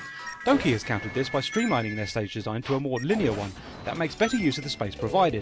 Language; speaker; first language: English; native; English